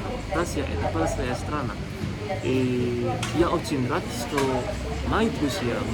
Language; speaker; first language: Russian; non-native, learner; Indonesian